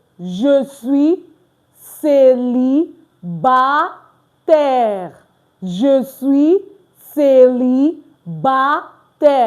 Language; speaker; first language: French; non-native, fluent; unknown